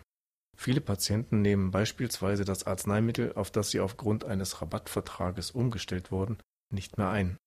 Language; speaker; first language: German; native; German